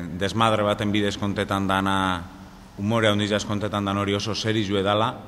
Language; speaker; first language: Basque; native; Basque